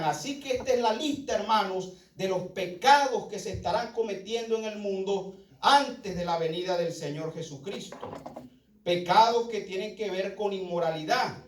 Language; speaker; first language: Spanish; native; Spanish